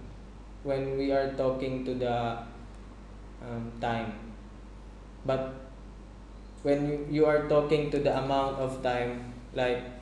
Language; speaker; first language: English; non-native, fluent; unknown